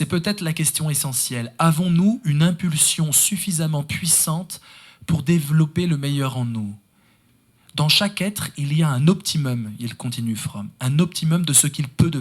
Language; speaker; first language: French; native; French